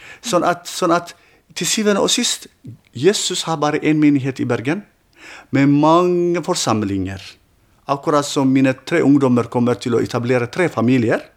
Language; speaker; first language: Norwegian; non-native, fluent; Tigrinya